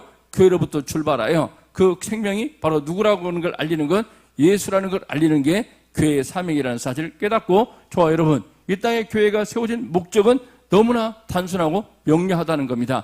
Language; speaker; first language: Korean; native; Korean